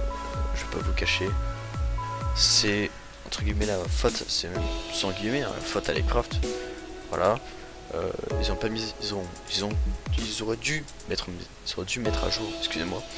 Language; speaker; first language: French; native; French